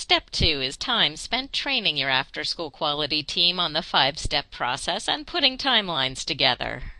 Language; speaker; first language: English; native; English